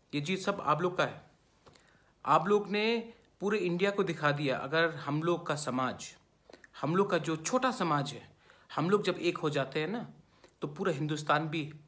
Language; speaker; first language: Hindi; non-native, local second language; Kok Borok